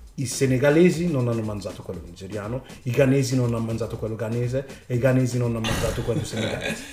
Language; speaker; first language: Italian; early bilingual, other home language; Yoruba